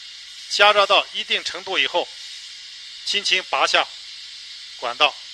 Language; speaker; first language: Chinese; native; Chinese